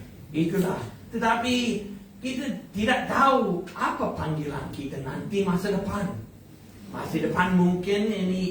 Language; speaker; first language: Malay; non-native, fluent; English